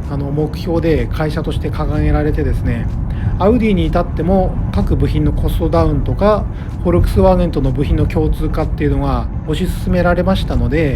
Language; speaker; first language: Japanese; native; Japanese